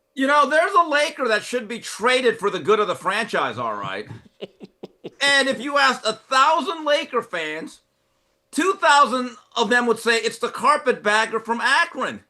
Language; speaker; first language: English; native; English